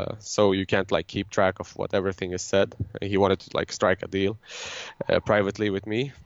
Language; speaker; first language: English; non-native, fluent; Swedish